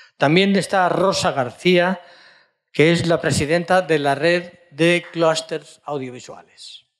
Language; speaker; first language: Spanish; native; Spanish